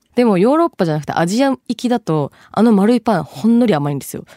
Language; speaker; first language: Japanese; early bilingual, other home language; Bangla